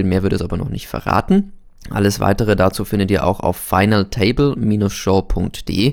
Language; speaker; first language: German; native; German